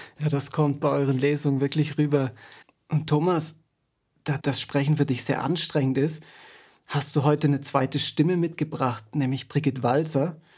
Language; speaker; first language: German; native; German